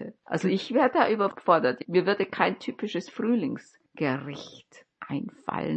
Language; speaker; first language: German; native; German